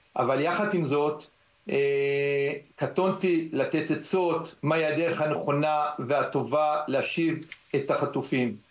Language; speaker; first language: Hebrew; native; Hebrew